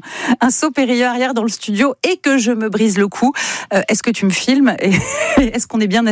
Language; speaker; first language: French; native; French